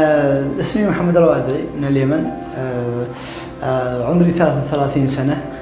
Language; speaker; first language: Arabic; native; Arabic